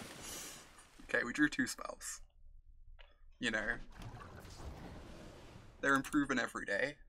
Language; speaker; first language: English; native; English